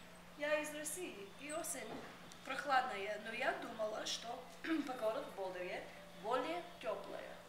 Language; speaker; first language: Russian; non-native, learner; English